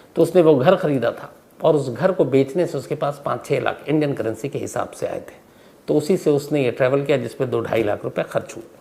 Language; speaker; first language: Hindi; native; Hindi